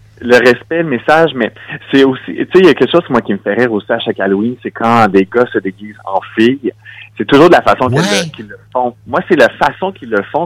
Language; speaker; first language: French; native; French